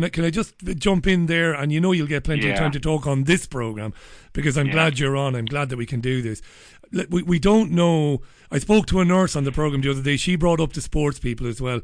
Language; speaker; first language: English; native; English